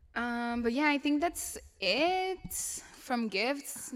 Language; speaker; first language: English; non-native, fluent; Spanish